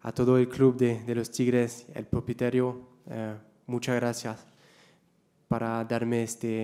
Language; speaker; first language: Spanish; non-native, learner; French